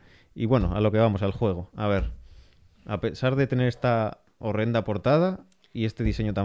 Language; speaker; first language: Spanish; native; Spanish